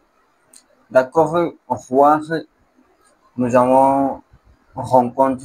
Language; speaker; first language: French; non-native, learner; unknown